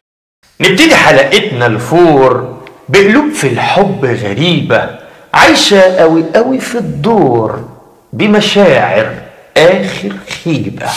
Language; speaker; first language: Arabic; native; Arabic